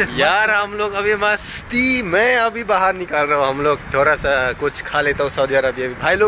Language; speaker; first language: Hindi; non-native, local second language; Bangla